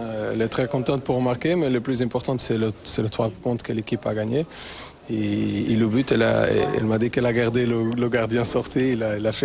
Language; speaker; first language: French; non-native, fluent; Portuguese